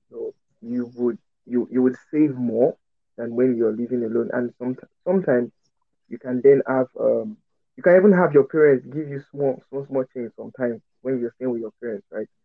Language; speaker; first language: English; non-native, local second language; Yoruba